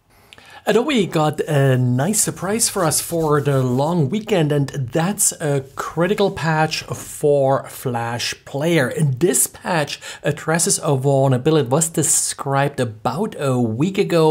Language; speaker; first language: English; non-native, fluent; German